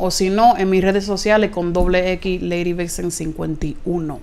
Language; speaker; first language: Spanish; early bilingual, heritage; Spanish